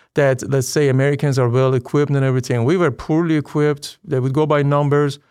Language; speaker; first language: English; non-native, fluent; Persian